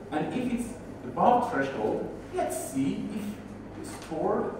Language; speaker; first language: English; non-native, fluent; Persian